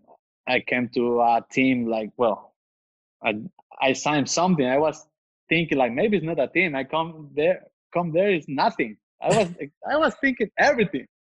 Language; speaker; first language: English; non-native, fluent; Spanish